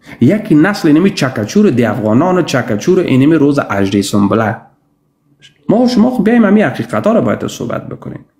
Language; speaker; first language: Persian; native; Persian